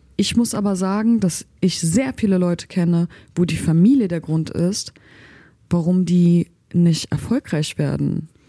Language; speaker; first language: German; early bilingual, other home language; Turkish